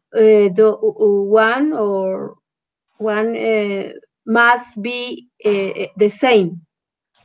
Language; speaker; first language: English; non-native, learner; Spanish